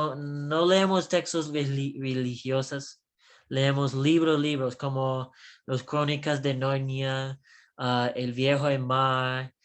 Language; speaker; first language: Spanish; non-native, learner; English